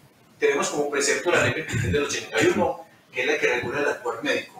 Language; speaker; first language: Spanish; native; Spanish